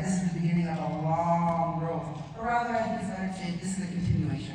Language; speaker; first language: English; native; English